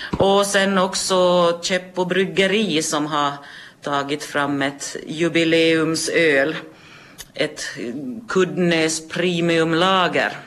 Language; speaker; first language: Swedish; native; Swedish